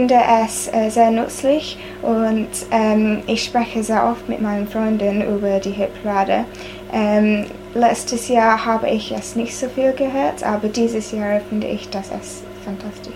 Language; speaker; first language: German; non-native, learner; English